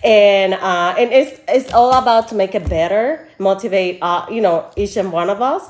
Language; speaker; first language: English; non-native, fluent; Spanish